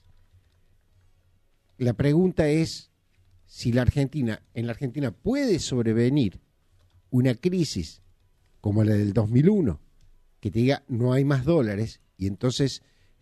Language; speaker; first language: Spanish; native; Spanish